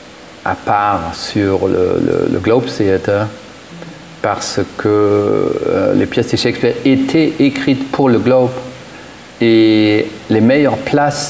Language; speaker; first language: French; non-native, fluent; German